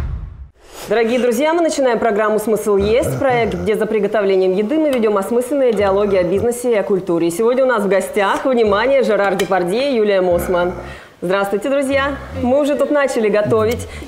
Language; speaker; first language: Russian; native; Russian